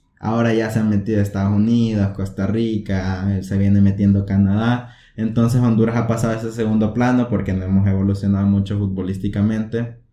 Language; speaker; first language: Spanish; native; Spanish